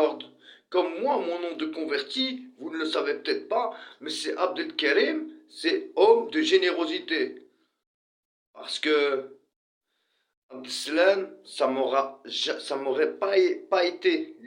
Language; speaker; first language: French; early bilingual, other home language; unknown